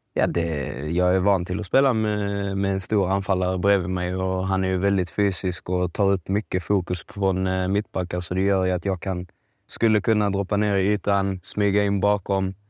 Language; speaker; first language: Swedish; native; Swedish